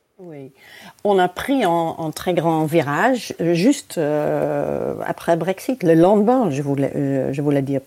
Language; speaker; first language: French; non-native, fluent; Dutch